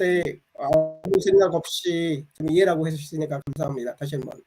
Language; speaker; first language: Korean; non-native, fluent; Bangla